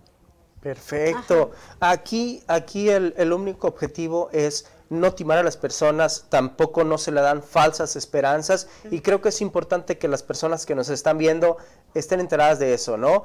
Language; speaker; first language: Spanish; native; Spanish